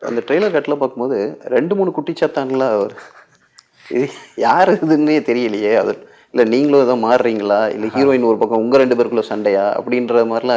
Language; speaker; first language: Tamil; native; Tamil